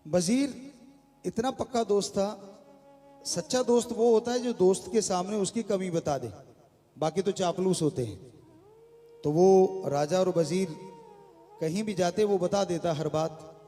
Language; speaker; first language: Hindi; non-native, local second language; Punjabi